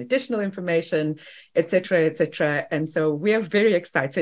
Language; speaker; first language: English; native; English